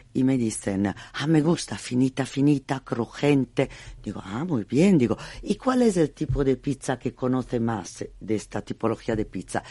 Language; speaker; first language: Spanish; non-native, fluent; Italian